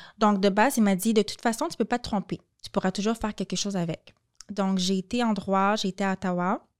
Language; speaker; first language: French; native; French